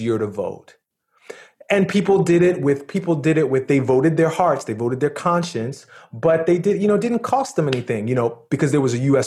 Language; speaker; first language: English; native; English